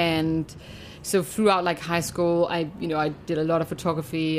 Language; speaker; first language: English; non-native, fluent; Danish